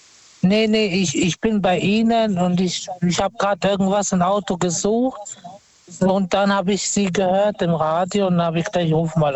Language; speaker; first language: German; non-native, fluent; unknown